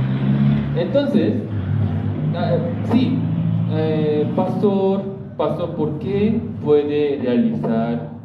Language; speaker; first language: Spanish; non-native, learner; Korean